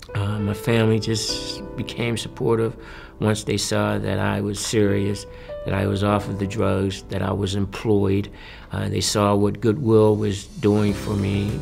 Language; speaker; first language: English; native; English